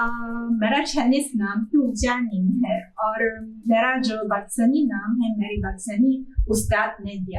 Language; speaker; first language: Hindi; non-native, fluent; Chinese